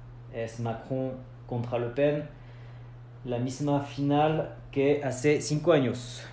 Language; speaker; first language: Spanish; non-native, fluent; French